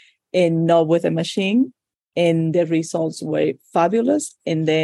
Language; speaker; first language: English; non-native, fluent; Spanish